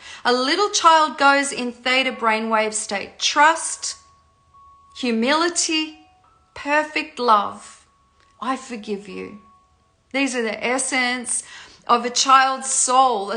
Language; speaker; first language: English; native; English